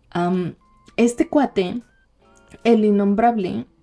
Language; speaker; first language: Spanish; native; Spanish